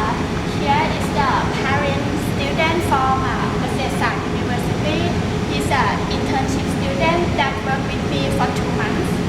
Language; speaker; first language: English; non-native, learner; Thai